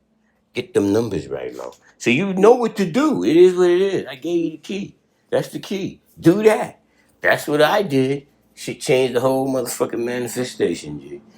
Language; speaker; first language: English; native; English